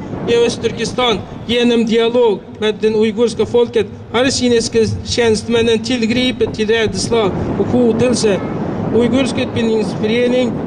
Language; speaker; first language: Swedish; non-native, fluent; Uyghur